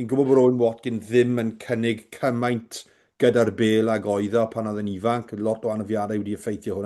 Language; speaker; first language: Welsh; native; Welsh